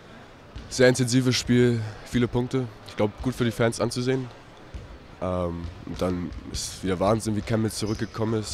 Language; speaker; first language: German; native; German